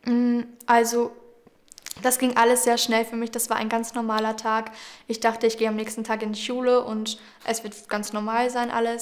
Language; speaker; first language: German; early bilingual, other home language; Georgian